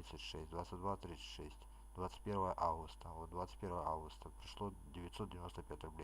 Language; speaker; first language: Russian; native; Russian